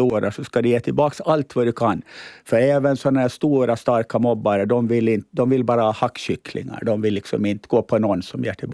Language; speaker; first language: Swedish; native; Swedish